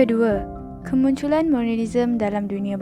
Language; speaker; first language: Malay; native; Malay